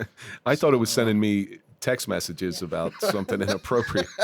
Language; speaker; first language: English; native; English